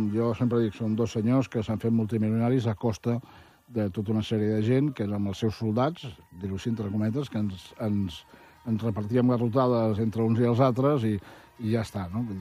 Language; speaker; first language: Catalan; native; Catalan